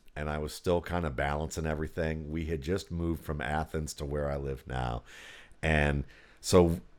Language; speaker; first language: English; native; English